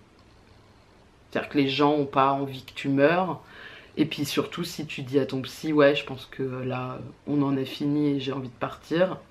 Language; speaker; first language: French; native; French